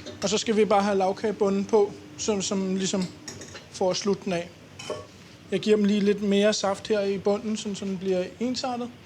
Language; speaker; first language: Danish; native; Danish